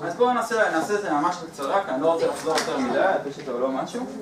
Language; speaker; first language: Hebrew; native; Hebrew